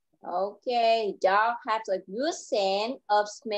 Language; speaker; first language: English; non-native, learner; Vietnamese